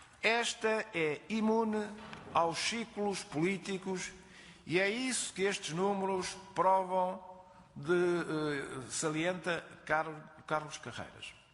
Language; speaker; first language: Portuguese; native; Portuguese